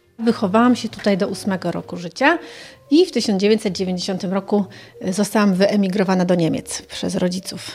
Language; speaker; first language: Polish; early bilingual, other home language; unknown